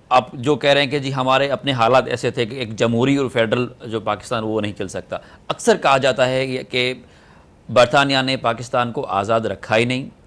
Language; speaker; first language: Urdu; non-native, local second language; Sindhi